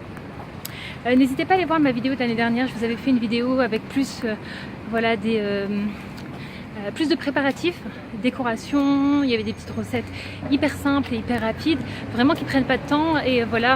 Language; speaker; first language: French; native; French